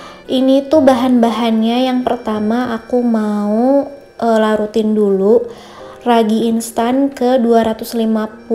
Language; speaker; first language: Indonesian; native; Indonesian